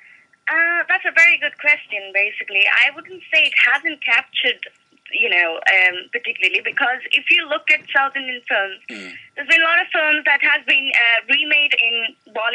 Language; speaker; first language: English; non-native, local second language; Malayalam